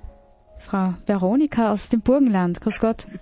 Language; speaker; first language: German; native; German